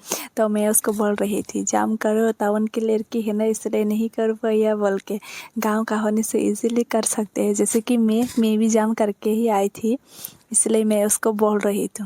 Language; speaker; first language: Hindi; non-native, local second language; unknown